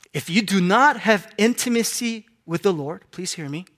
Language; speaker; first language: English; non-native, local second language; Korean